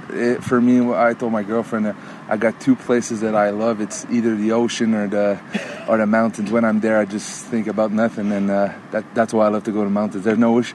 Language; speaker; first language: English; native; English